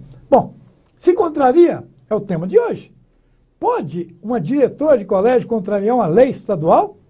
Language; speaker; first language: Portuguese; native; Portuguese